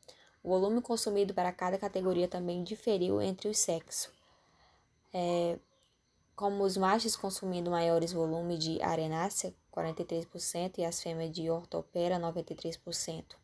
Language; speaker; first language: Portuguese; native; Portuguese